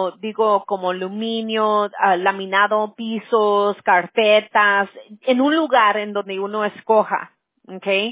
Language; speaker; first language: Spanish; early bilingual, heritage; Spanish